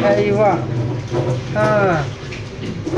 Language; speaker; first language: Arabic; non-native, learner; Bangla